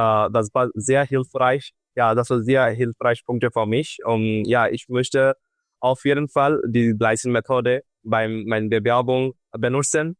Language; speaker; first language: German; non-native, learner; Bangla